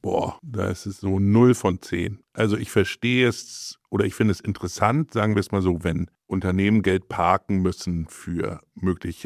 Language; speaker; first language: German; native; German